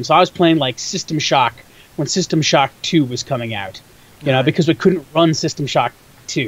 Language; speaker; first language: English; native; English